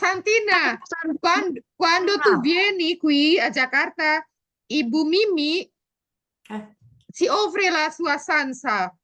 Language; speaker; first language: Italian; non-native, learner; Indonesian